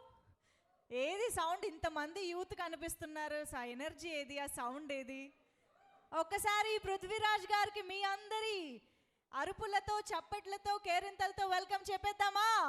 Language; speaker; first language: Telugu; native; Telugu